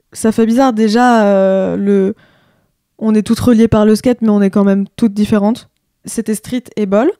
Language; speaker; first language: French; native; French